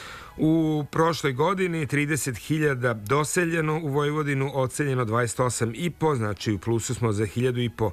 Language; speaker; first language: Serbian; native; Serbian